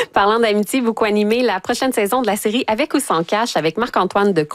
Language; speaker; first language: French; native; French